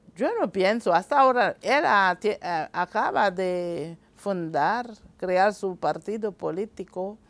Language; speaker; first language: Spanish; non-native, fluent; Haitian Creole